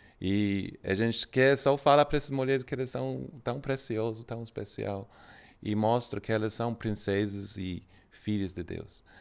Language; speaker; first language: Portuguese; non-native, fluent; English